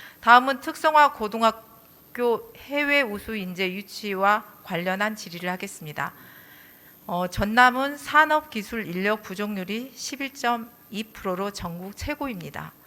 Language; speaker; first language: Korean; native; Korean